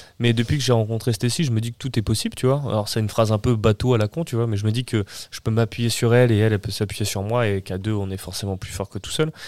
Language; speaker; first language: French; early bilingual, other home language; Portuguese